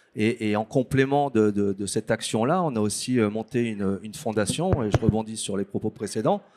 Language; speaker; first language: French; native; French